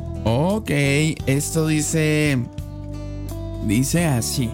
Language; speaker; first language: Spanish; native; Spanish